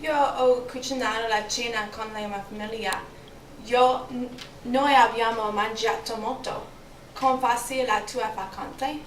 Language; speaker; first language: Italian; non-native, learner; English